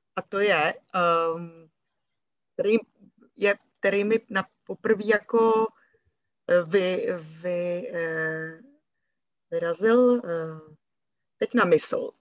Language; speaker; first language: Czech; native; Czech